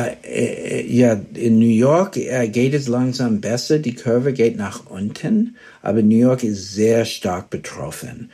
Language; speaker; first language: German; early bilingual, heritage; German